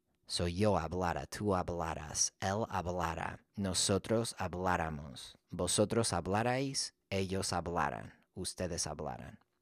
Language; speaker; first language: Spanish; non-native, fluent; English